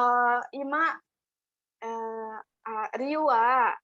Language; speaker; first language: Japanese; non-native, learner; Indonesian